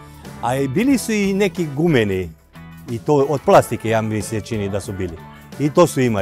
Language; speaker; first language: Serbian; non-native, local second language; Romanian